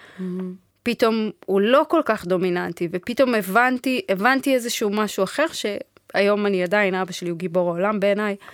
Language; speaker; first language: Hebrew; early bilingual, other home language; Amharic